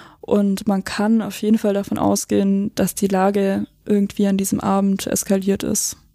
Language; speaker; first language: German; native; German